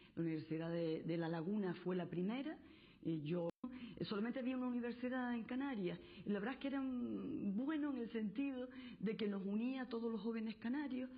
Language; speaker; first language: Spanish; native; Spanish